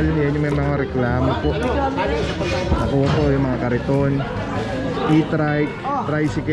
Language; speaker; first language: Filipino; native; Filipino